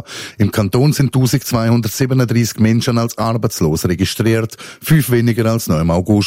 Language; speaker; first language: German; native; German